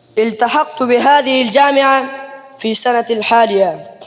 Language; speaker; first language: Arabic; non-native, learner; Urdu